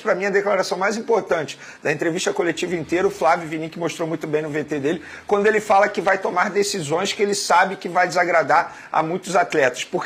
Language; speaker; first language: Portuguese; native; Portuguese